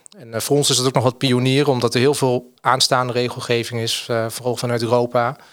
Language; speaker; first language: Dutch; native; Dutch